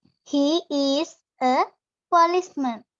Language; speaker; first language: English; non-native, learner; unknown